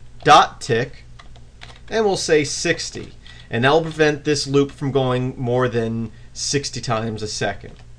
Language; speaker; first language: English; native; English